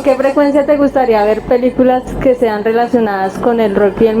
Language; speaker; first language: Spanish; native; Spanish